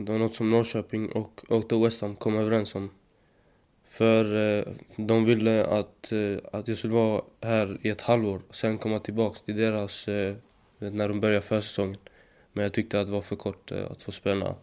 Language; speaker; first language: Swedish; native; Swedish